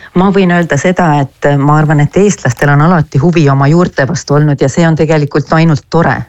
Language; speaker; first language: Estonian; native; Estonian